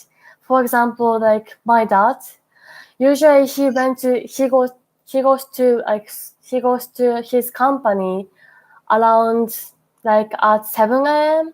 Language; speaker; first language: English; non-native, learner; Japanese